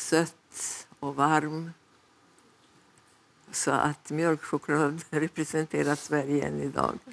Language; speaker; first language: Swedish; non-native, fluent; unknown